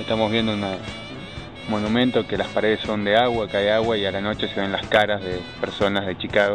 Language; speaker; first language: Spanish; native; Spanish